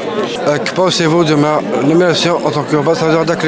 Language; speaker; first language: French; native; French